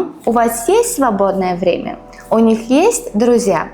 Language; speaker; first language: Russian; non-native, fluent; Uzbek